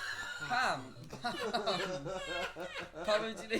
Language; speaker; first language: Welsh; native; Welsh